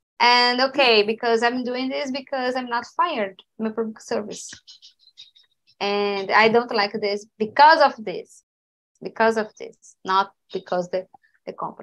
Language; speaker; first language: English; non-native, learner; Portuguese